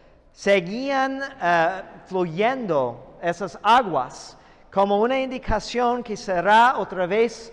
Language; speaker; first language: Spanish; non-native, fluent; English